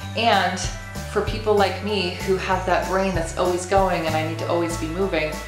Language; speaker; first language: English; native; English